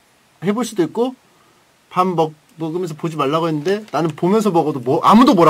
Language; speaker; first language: Korean; native; Korean